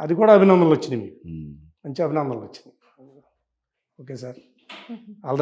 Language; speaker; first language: Telugu; native; Telugu